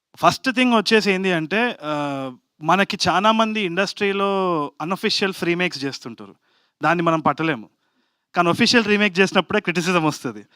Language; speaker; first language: Telugu; native; Telugu